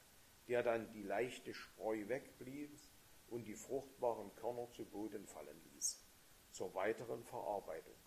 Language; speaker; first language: German; native; German